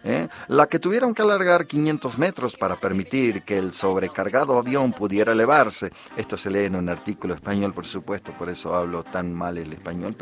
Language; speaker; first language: Spanish; native; Spanish